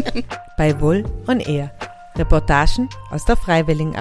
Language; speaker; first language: German; native; German